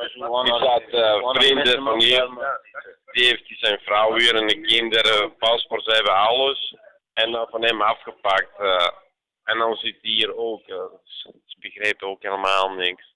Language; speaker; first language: Dutch; non-native, local second language; Bosnian